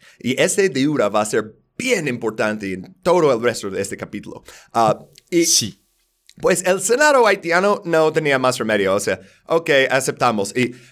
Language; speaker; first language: Spanish; non-native, fluent; English